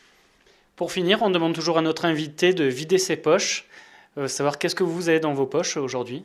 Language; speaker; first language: French; native; French